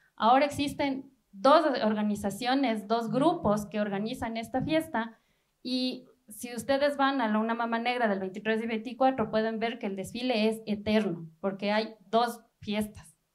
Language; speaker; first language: Spanish; native; Spanish